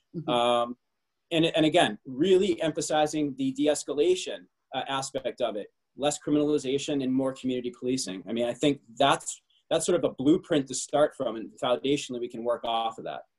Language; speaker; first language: English; native; English